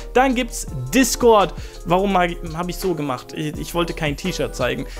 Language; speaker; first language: German; non-native, fluent; Swedish